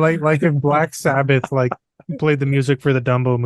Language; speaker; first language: English; native; English